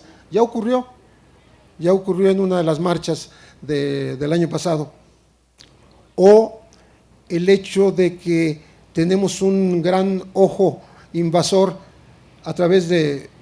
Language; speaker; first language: Spanish; native; Spanish